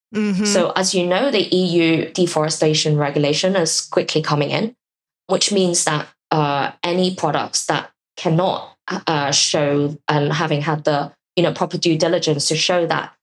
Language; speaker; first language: English; non-native, local second language; Cantonese